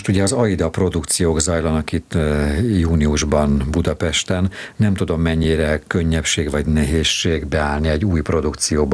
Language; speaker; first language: Hungarian; native; Hungarian